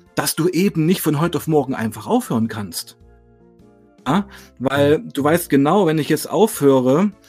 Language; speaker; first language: German; native; German